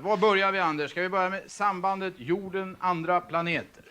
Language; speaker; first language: Swedish; native; Swedish